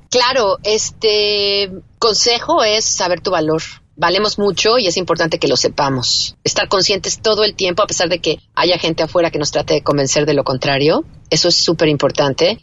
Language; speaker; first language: Spanish; native; Spanish